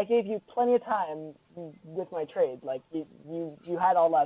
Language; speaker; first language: English; native; English